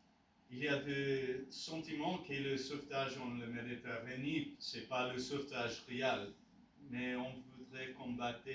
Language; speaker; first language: French; non-native, learner; English